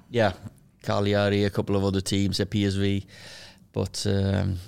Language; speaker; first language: English; non-native, fluent; Norwegian